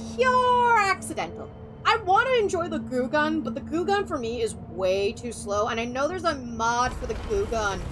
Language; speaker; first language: English; native; English